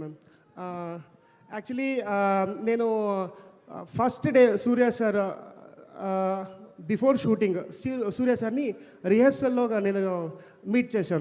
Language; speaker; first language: Telugu; non-native, learner; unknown